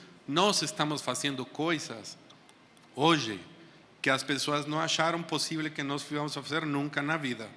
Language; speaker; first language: Portuguese; non-native, fluent; Spanish